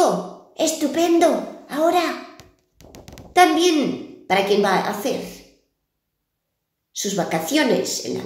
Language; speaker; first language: Spanish; non-native, fluent; Portuguese